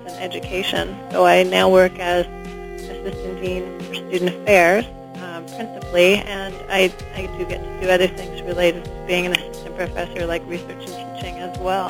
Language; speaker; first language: English; native; English